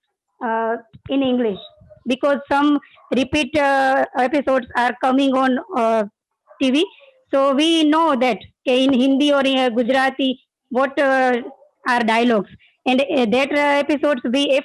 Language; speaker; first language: English; non-native, learner; Gujarati